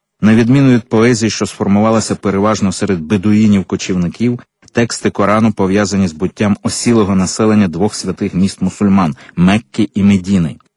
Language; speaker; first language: Ukrainian; native; Ukrainian